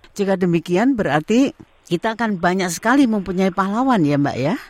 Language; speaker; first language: Indonesian; native; Indonesian